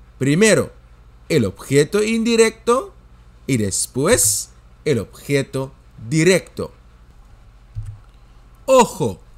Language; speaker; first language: Spanish; non-native, fluent; Dutch